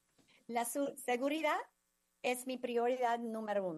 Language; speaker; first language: Spanish; non-native, fluent; English